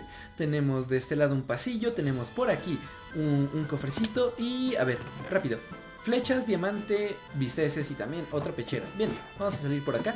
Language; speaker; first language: Spanish; native; Spanish